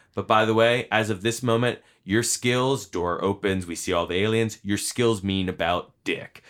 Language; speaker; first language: English; native; English